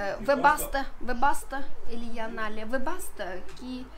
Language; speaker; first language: French; non-native, learner; Russian